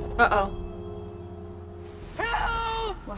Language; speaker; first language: English; native; English